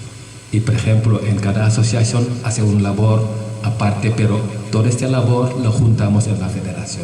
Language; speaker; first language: Spanish; non-native, fluent; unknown